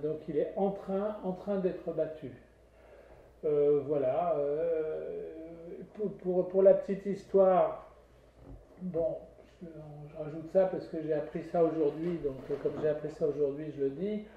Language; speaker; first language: French; native; French